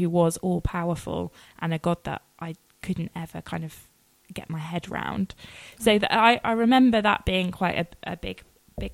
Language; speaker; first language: English; native; English